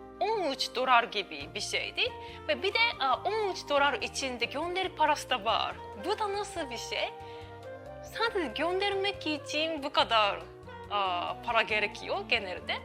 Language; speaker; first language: Turkish; non-native, learner; Japanese